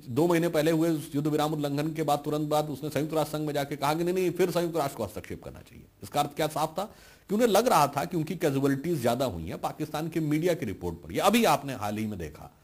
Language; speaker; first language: Hindi; native; Hindi